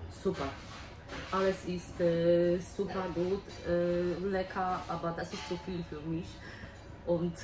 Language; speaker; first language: German; non-native, learner; Polish